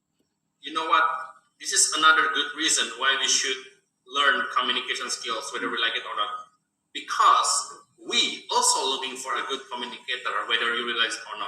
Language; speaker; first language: English; non-native, fluent; Indonesian